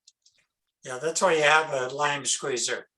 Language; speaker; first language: English; native; English